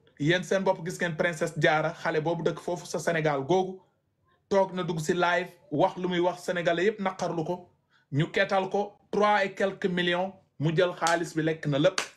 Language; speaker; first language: Wolof; non-native, local second language; Fula